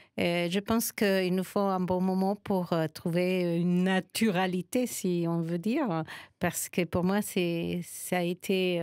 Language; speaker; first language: French; non-native, fluent; Spanish